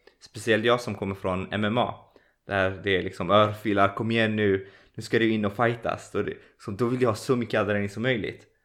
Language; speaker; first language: Swedish; early bilingual, other home language; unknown